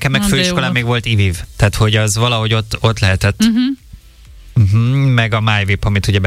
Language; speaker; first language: Hungarian; native; Hungarian